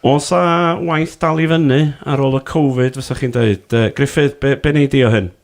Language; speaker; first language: Welsh; native; Welsh